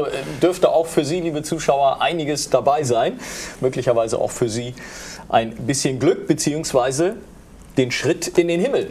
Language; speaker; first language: German; native; German